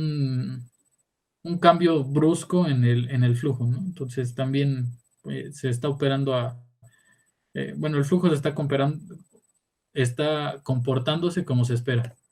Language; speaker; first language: Spanish; native; Spanish